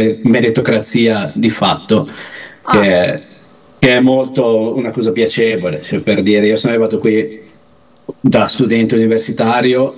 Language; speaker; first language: Italian; native; Italian